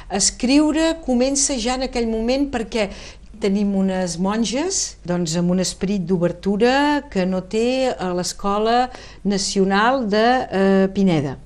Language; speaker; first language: Catalan; native; Catalan